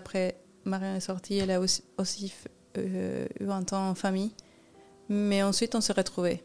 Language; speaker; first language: French; non-native, fluent; Spanish